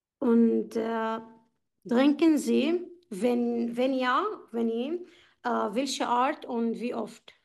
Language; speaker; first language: German; non-native, fluent; Arabic